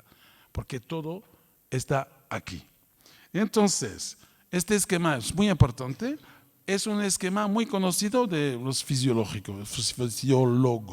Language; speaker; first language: Spanish; non-native, fluent; French